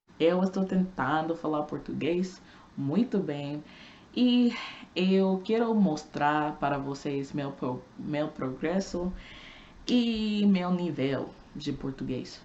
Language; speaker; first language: Portuguese; non-native, learner; English